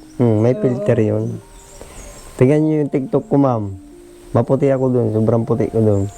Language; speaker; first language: Filipino; non-native, local second language; Bikol